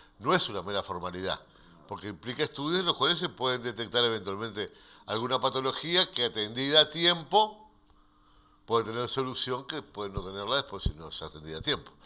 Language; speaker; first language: Spanish; native; Spanish